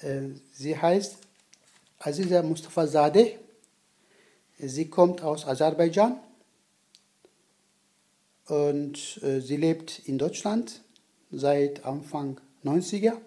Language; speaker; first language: German; non-native, learner; Turkish